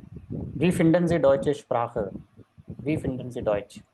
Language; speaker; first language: German; non-native, fluent; Hindi